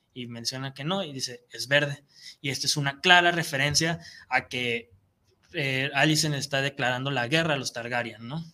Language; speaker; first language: Spanish; native; Spanish